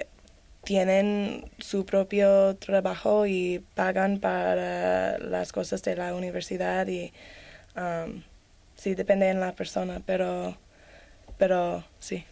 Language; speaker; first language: Spanish; non-native, learner; English